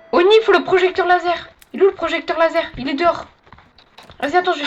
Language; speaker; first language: French; native; French